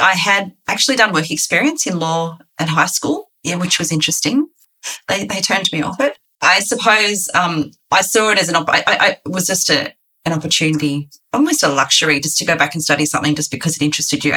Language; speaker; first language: English; native; English